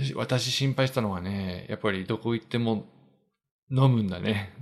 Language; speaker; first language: Japanese; non-native, fluent; English